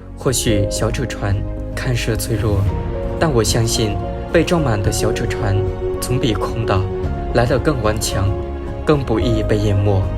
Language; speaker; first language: Chinese; non-native, fluent; Vietnamese